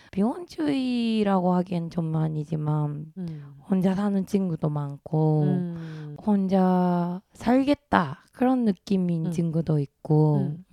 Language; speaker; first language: Korean; non-native, fluent; Japanese